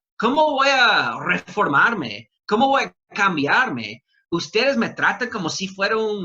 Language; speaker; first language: Spanish; non-native, fluent; English